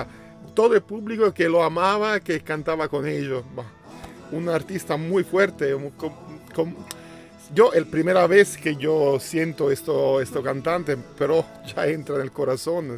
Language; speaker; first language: Spanish; non-native, learner; Italian